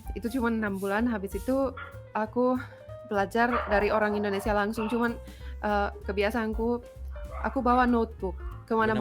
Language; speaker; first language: Indonesian; non-native, fluent; Finnish